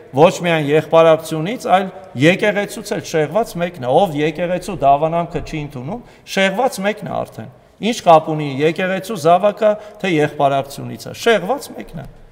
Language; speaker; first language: Armenian; native; Armenian